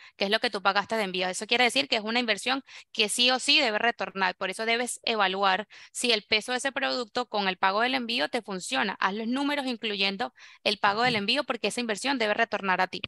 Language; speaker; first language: Spanish; native; Spanish